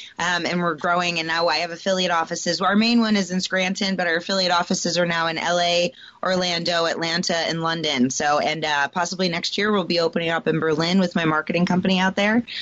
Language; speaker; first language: English; native; English